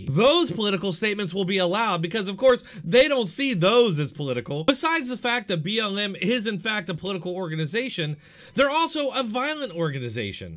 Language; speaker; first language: English; native; English